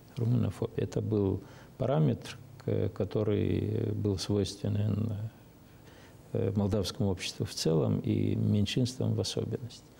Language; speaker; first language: Russian; non-native, local second language; Romanian